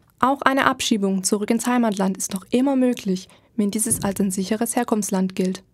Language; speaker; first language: German; native; German